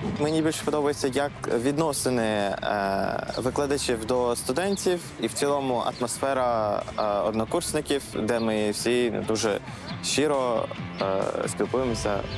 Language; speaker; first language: Ukrainian; non-native, fluent; Uzbek